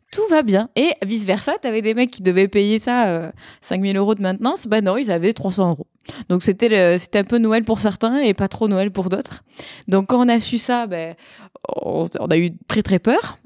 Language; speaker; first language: French; native; French